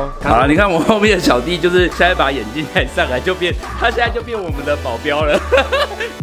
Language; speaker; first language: Chinese; native; Chinese